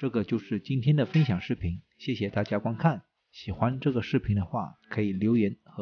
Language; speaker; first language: Chinese; native; Chinese